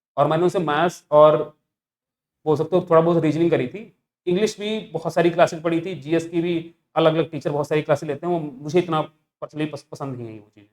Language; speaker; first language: Hindi; native; Hindi